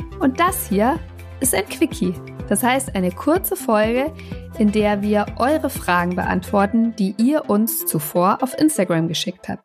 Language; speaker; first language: German; native; German